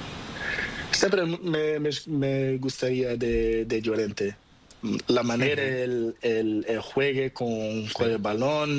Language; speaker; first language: Spanish; non-native, learner; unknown